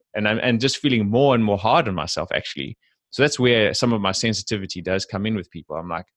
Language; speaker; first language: English; native; English